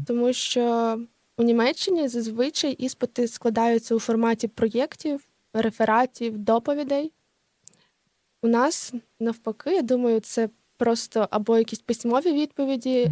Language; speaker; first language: Ukrainian; native; Ukrainian